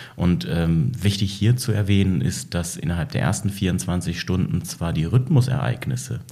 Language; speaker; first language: German; native; German